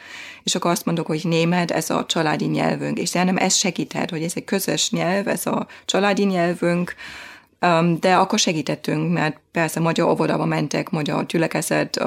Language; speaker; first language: Hungarian; non-native, fluent; German